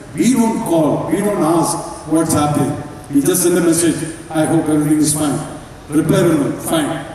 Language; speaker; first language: English; non-native, local second language; Malayalam